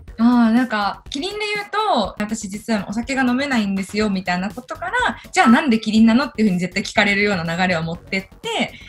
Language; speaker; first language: Japanese; native; Japanese